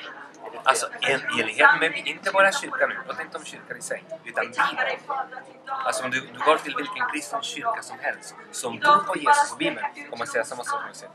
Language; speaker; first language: Swedish; non-native, fluent; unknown